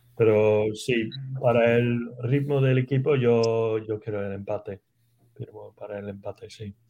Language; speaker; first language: Spanish; non-native, learner; English